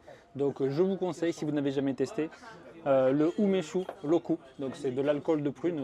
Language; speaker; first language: French; native; French